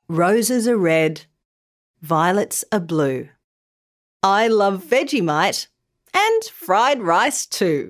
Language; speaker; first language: English; native; English